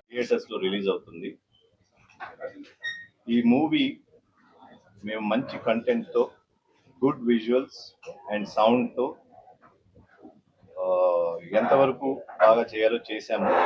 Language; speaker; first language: Telugu; native; Telugu